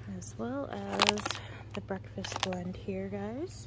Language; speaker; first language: English; native; English